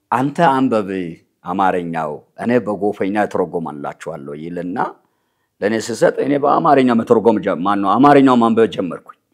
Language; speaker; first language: Amharic; non-native, local second language; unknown